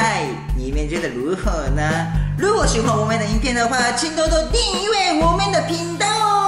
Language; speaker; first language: Chinese; non-native, fluent; Japanese